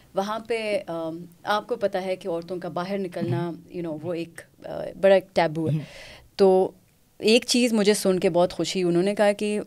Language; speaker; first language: Urdu; non-native, local second language; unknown